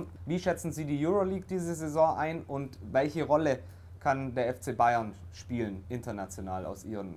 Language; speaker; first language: German; native; German